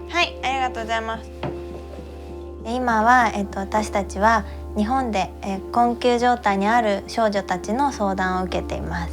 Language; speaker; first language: Japanese; native; Japanese